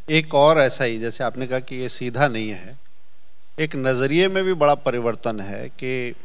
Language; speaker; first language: Hindi; native; Hindi